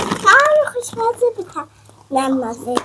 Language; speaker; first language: Persian; non-native, learner; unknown